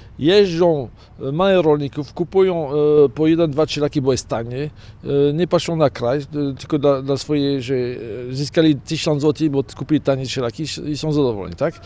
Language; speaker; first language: Polish; non-native, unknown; French